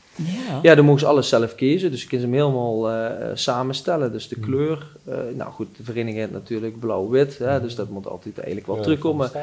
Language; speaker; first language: Dutch; native; Dutch